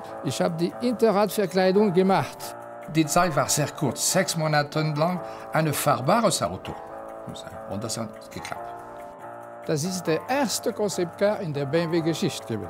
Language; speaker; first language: German; non-native, fluent; French